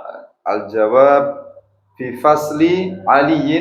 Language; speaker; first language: Arabic; non-native, learner; Indonesian